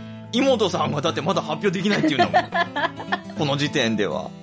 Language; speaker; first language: Japanese; native; Japanese